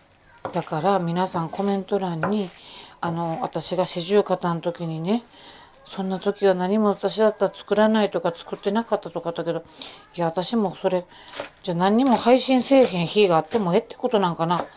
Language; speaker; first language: Japanese; native; Japanese